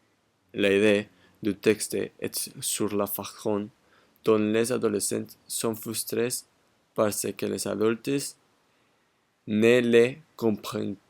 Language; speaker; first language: French; non-native, learner; Spanish